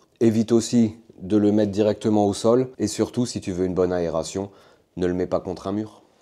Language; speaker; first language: French; native; French